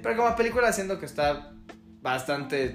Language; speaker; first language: Spanish; native; Spanish